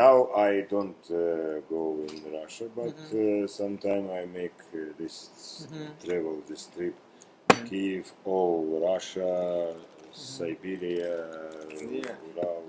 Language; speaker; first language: English; non-native, learner; Russian